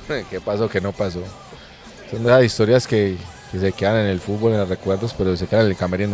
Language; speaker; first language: Spanish; native; Spanish